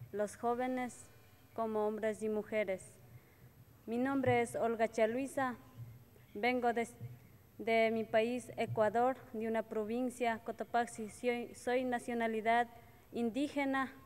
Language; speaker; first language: Spanish; non-native, local second language; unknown